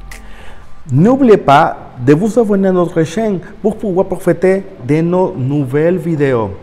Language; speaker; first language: French; non-native, learner; Spanish